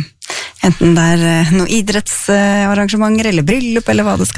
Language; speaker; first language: Norwegian; native; Norwegian